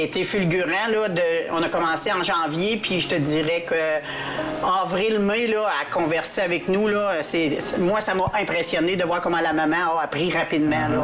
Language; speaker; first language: French; native; French